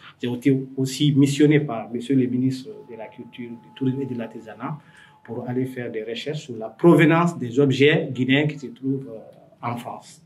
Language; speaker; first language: French; non-native, local second language; Fula